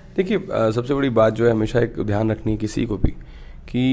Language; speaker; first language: Hindi; native; Hindi